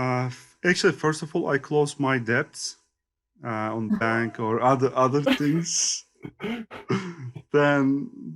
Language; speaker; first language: English; non-native, learner; Turkish